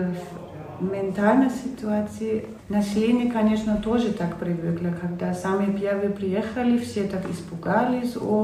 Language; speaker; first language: Russian; non-native, fluent; German